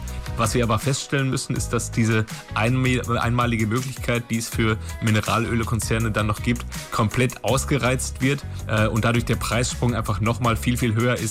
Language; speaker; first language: German; native; German